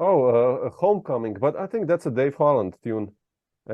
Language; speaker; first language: English; non-native, fluent; Slovenian